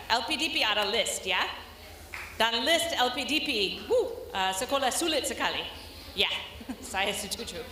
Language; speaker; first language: Indonesian; non-native, learner; English